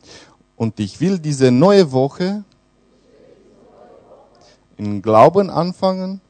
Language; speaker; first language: German; non-native, fluent; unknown